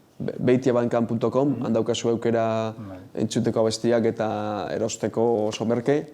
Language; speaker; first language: Basque; non-native, local second language; Spanish